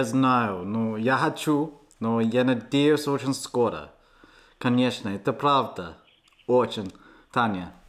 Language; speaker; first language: Russian; non-native, learner; English